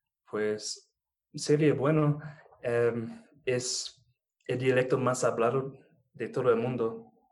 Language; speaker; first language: Spanish; non-native, fluent; English